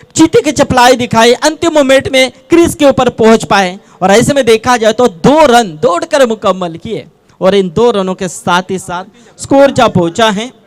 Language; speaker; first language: Hindi; non-native, local second language; Marathi